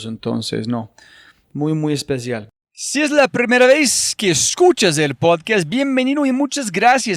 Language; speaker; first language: Spanish; non-native, fluent; English